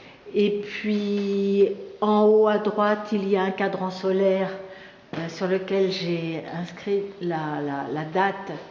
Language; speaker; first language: French; native; French